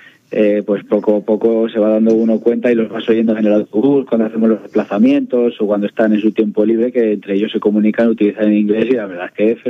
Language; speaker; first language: Spanish; native; Spanish